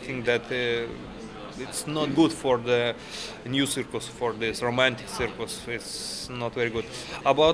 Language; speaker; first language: English; non-native, learner; Ukrainian